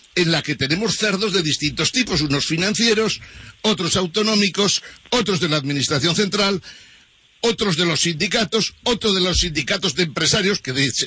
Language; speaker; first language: Spanish; native; Spanish